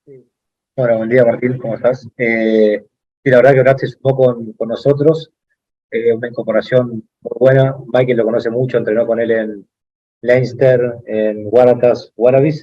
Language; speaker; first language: Spanish; native; Spanish